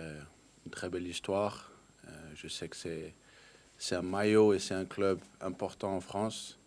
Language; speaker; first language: French; non-native, fluent; Danish